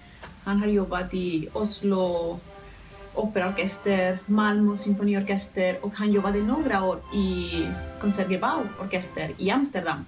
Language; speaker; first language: Swedish; non-native, fluent; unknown